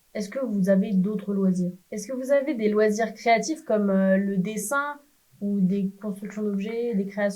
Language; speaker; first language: French; native; French